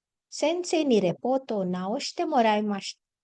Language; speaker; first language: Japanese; non-native, fluent; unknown